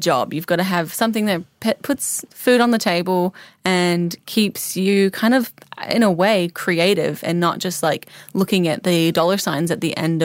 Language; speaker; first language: English; native; English